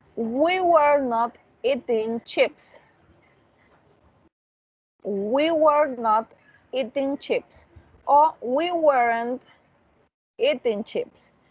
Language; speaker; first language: English; non-native, learner; Spanish